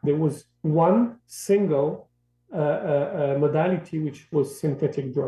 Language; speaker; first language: English; non-native, fluent; Arabic